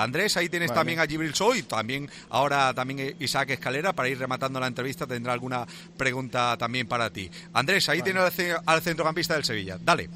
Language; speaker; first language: Spanish; native; Spanish